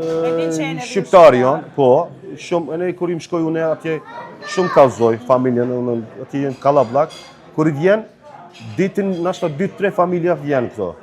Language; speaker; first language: Albanian; early bilingual, heritage; Turkish